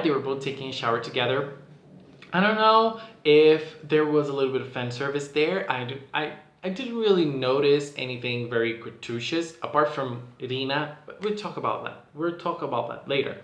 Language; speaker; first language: English; non-native, fluent; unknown